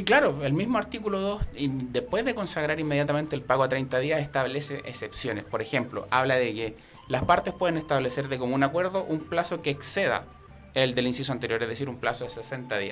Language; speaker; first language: Spanish; native; Spanish